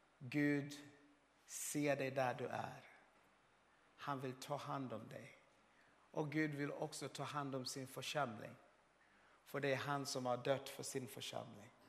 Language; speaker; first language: Swedish; non-native, fluent; Swahili